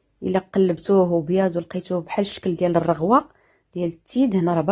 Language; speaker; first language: Arabic; native; Arabic